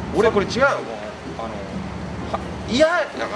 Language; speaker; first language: Japanese; native; Japanese